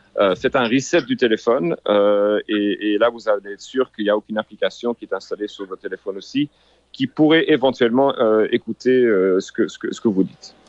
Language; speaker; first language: French; non-native, local second language; Haitian Creole